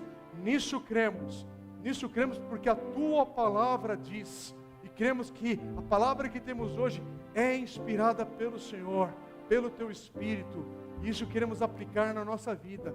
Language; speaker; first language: Portuguese; native; Portuguese